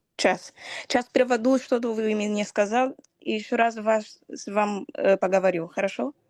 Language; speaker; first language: Russian; non-native, learner; Portuguese